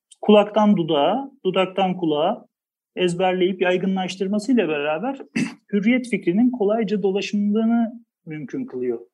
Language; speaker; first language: Turkish; native; Turkish